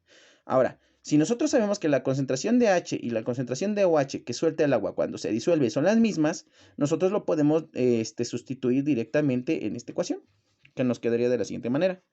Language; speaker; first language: Spanish; native; Spanish